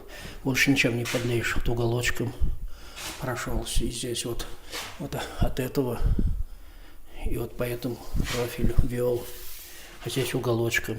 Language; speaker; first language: Russian; native; Russian